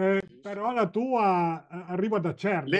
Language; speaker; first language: Italian; native; Italian